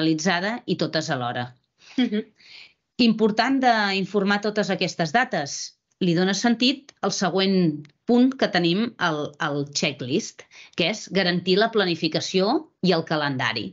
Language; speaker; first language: Catalan; native; Catalan